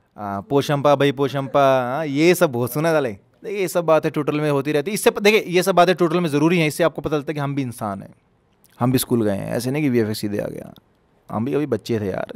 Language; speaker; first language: Hindi; native; Hindi